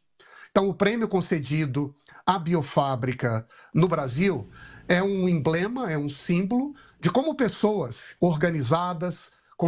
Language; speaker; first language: Portuguese; native; Portuguese